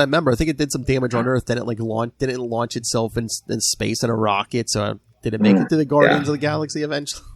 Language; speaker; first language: English; native; English